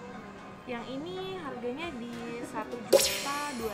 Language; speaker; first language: Indonesian; native; Indonesian